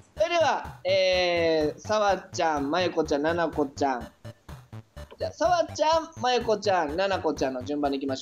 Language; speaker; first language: Japanese; native; Japanese